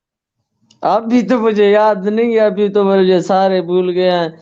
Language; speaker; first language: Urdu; non-native, local second language; Saraiki